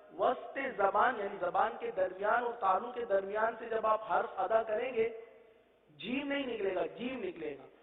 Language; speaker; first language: Urdu; native; Urdu